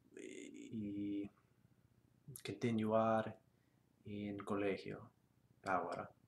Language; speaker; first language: Spanish; non-native, learner; English